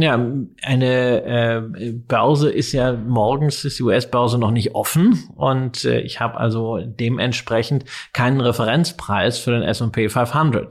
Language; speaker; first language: German; native; German